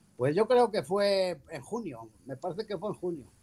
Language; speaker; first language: Spanish; native; Spanish